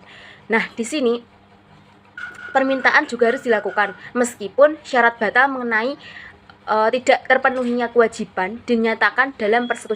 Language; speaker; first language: Indonesian; native; Indonesian